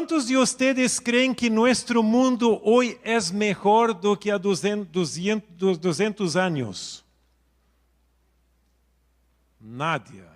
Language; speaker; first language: Spanish; non-native, local second language; Portuguese